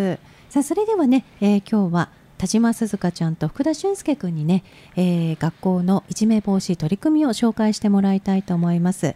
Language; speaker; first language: Japanese; native; Japanese